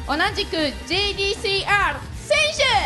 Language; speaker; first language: Japanese; non-native, learner; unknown